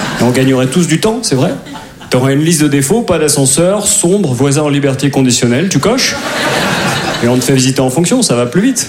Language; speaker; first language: French; native; French